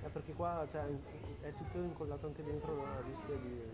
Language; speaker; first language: Italian; native; Italian